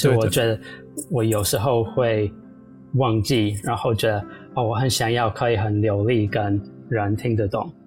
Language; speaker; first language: Chinese; non-native, fluent; English